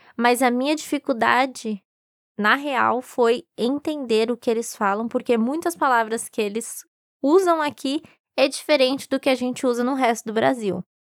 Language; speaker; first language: Portuguese; native; Portuguese